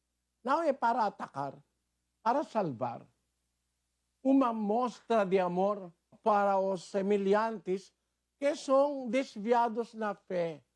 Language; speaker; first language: Portuguese; non-native, learner; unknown